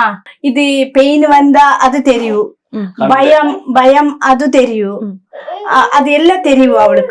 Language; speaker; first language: Malayalam; non-native, learner; Tamil